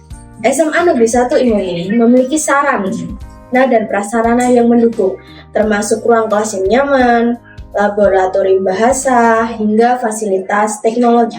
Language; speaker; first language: Indonesian; native; Indonesian